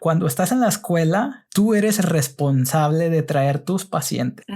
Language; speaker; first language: Spanish; native; Spanish